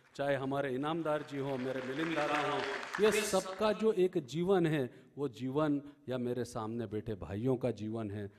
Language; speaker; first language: Hindi; non-native, local second language; Marathi